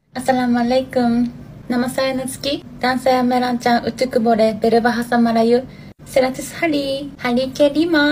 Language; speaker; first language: Malay; non-native, learner; Japanese